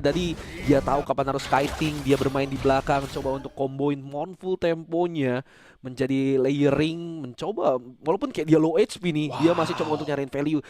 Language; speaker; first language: Indonesian; native; Indonesian